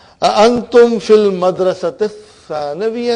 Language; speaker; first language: Arabic; non-native, fluent; English